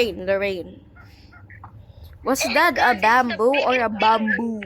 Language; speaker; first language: English; non-native, local second language; Filipino